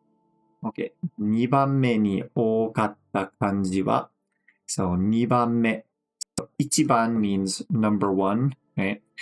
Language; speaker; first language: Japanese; non-native, fluent; English